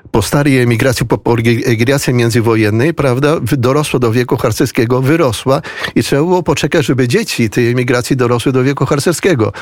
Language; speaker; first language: Polish; early bilingual, heritage; Spanish